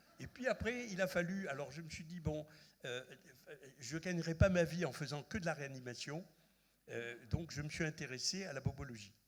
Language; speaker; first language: French; non-native, local second language; Arabic